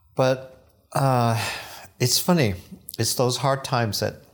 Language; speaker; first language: English; early bilingual, other home language; Cantonese